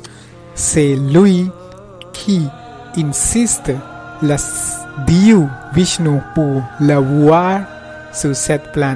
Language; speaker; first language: French; non-native, learner; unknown